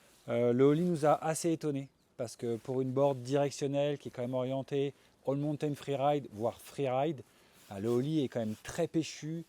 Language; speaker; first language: French; native; French